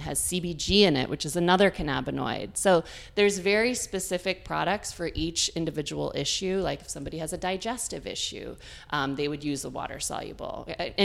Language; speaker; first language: English; native; English